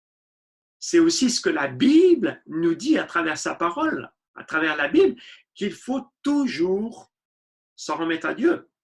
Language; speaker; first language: French; native; French